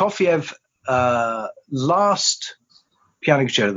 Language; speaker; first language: English; native; English